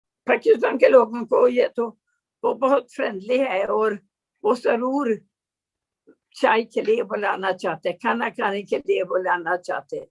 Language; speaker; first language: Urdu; non-native, learner; Swedish